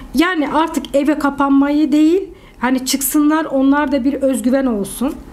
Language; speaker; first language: Turkish; native; Turkish